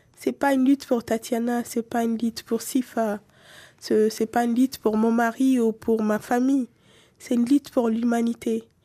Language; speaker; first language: French; non-native, local second language; Swahili